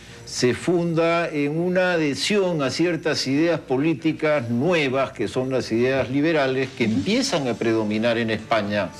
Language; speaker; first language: Spanish; native; Spanish